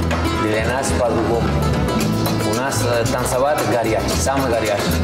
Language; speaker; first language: Russian; non-native, learner; Spanish